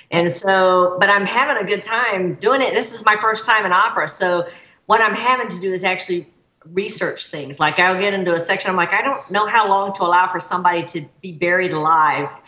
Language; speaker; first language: English; native; English